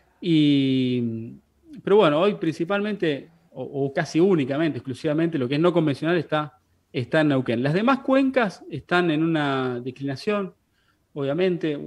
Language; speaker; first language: Spanish; native; Spanish